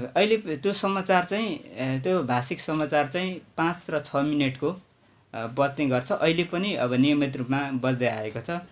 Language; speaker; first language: Nepali; non-native, local second language; Limbu